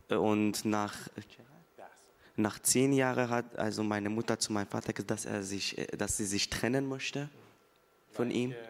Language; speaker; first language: German; early bilingual, other home language; Persian